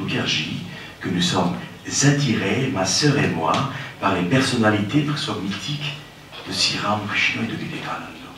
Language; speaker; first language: French; non-native, fluent; Bangla